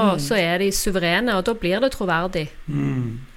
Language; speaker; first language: Norwegian; native; Norwegian